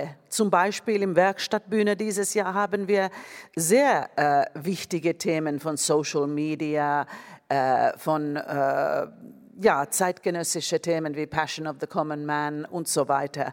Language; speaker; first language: German; non-native, fluent; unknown